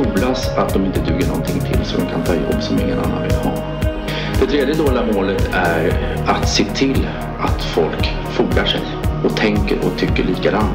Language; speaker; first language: Swedish; native; Swedish